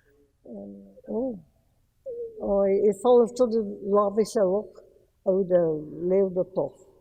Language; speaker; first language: French; early bilingual, heritage; French